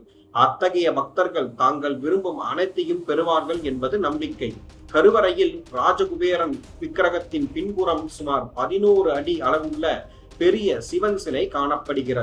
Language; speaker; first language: Tamil; native; Tamil